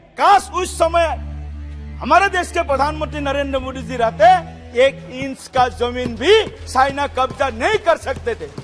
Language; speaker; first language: Hindi; non-native, local second language; Assamese